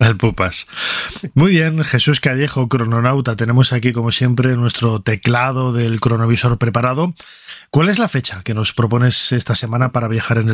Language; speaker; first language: Spanish; native; Spanish